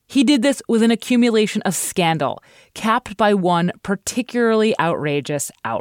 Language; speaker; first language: English; native; English